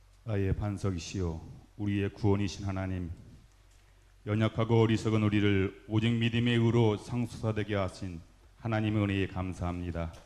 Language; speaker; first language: Korean; native; Korean